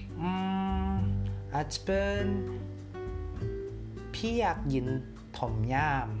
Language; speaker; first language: Thai; non-native, learner; Indonesian